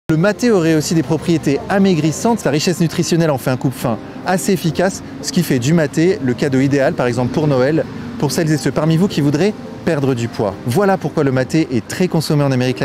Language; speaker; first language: French; native; French